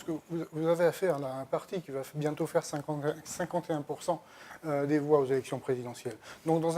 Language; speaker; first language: French; native; French